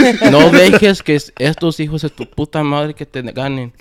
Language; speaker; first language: Spanish; early bilingual, heritage; Spanish